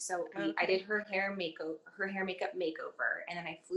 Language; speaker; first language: English; native; English